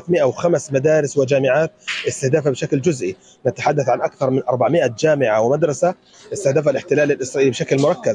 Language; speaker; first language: Arabic; native; Arabic